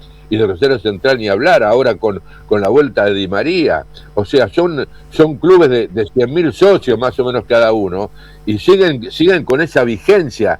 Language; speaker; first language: Spanish; native; Spanish